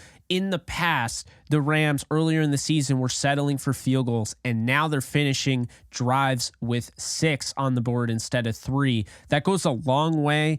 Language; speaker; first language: English; native; English